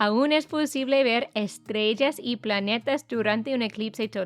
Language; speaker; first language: Spanish; non-native, fluent; English